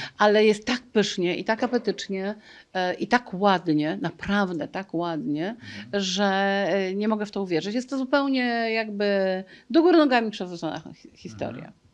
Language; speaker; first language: Polish; native; Polish